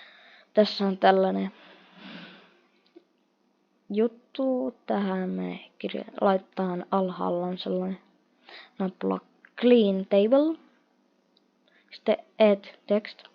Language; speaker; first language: Finnish; non-native, fluent; Russian